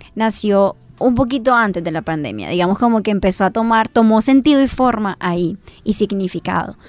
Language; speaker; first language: Spanish; native; Spanish